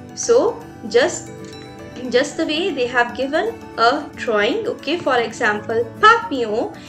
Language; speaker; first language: English; non-native, local second language; Hindi